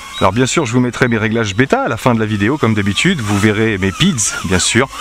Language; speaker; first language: French; native; French